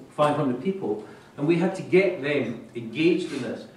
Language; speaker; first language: English; native; English